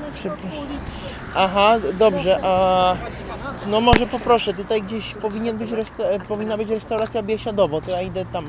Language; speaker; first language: Polish; non-native, fluent; Italian